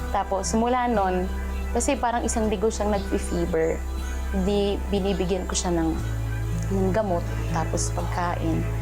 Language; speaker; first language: Filipino; native; Filipino